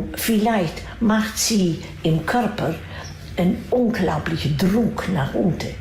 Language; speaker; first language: German; non-native, fluent; Dutch